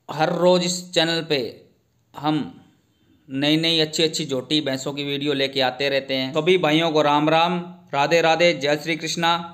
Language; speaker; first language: Hindi; native; Hindi